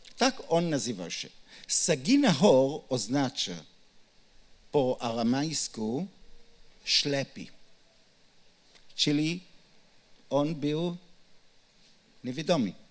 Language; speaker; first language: Polish; non-native, learner; Hebrew